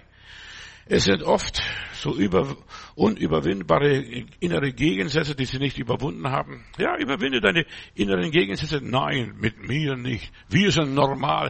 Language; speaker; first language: German; native; German